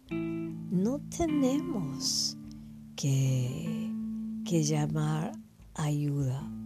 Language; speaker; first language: Spanish; non-native, fluent; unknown